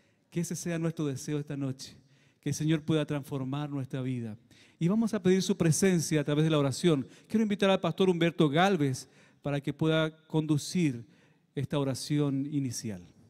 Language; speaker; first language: Spanish; native; Spanish